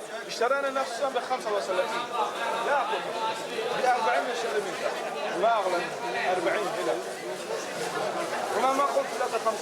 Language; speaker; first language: Arabic; non-native, learner; Tajik